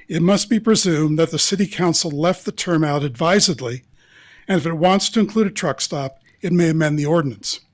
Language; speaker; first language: English; native; English